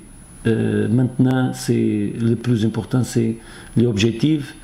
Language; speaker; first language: French; non-native, fluent; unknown